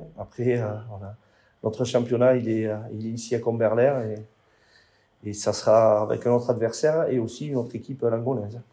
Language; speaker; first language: French; native; French